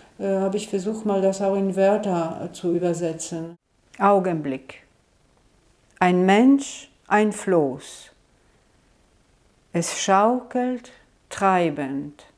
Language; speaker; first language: German; non-native, fluent; Italian